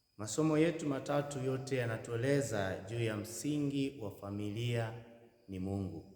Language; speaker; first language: Swahili; native; Swahili